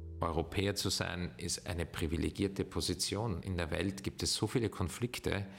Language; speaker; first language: German; native; German